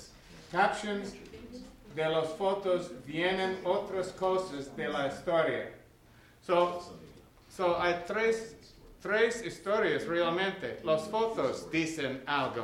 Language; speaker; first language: Spanish; non-native, learner; English